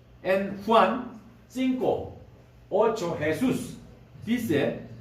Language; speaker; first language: Spanish; non-native, learner; Korean